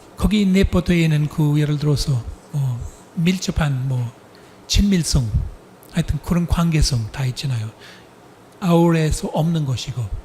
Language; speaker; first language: Korean; non-native, fluent; English